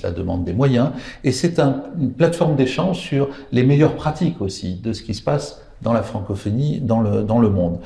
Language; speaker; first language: French; native; French